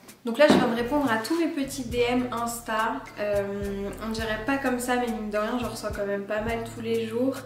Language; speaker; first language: French; native; French